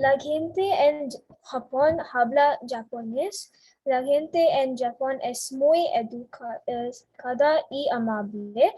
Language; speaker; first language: Spanish; non-native, learner; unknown